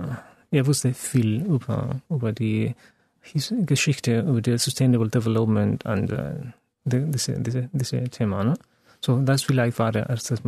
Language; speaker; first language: German; non-native, fluent; Spanish